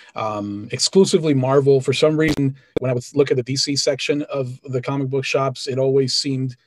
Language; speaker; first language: English; early bilingual, other home language; Spanish